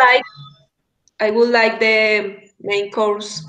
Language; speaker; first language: English; non-native, learner; Spanish